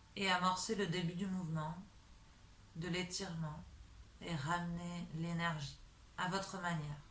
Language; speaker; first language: French; native; French